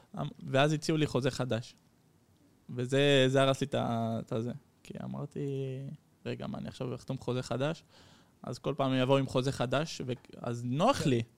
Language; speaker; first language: Hebrew; early bilingual, heritage; Hebrew